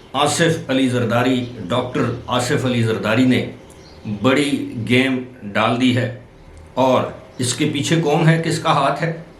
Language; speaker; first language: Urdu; non-native, local second language; Northern Hindko